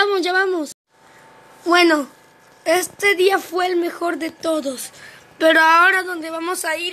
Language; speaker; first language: Spanish; native; Spanish